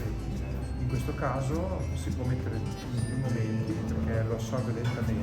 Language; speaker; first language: Italian; native; Italian